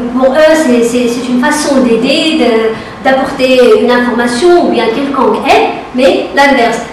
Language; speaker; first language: French; non-native, local second language; Arabic